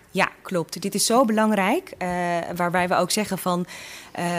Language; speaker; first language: Dutch; early bilingual, other home language; Tigrinya